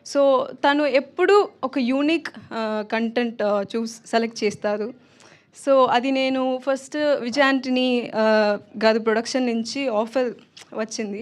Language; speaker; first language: Telugu; non-native, learner; Tamil